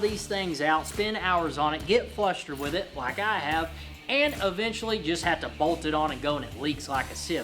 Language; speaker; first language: English; native; English